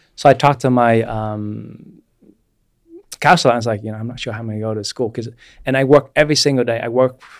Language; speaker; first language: English; non-native, fluent; Vietnamese